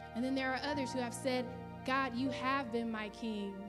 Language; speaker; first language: English; native; English